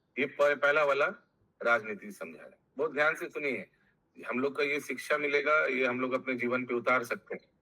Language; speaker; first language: Hindi; non-native, local second language; Bangla